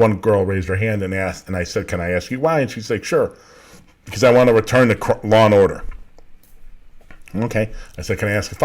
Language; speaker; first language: English; native; English